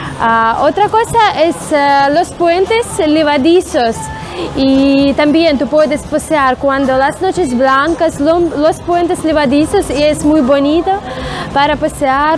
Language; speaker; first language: Spanish; non-native, learner; Russian